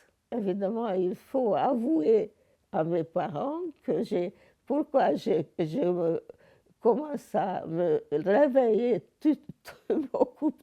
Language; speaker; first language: French; non-native, learner; Hungarian